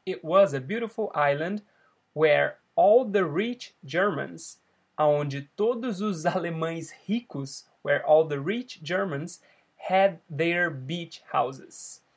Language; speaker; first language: English; non-native, fluent; Portuguese